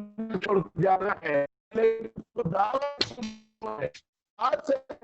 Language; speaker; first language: Hindi; non-native, local second language; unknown